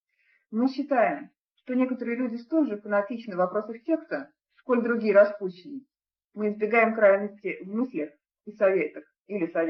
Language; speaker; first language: Russian; native; Russian